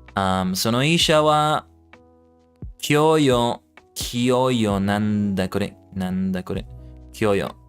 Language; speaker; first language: Japanese; non-native, learner; English